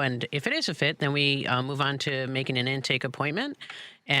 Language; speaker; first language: English; native; English